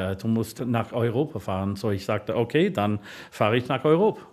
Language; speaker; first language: German; non-native, fluent; English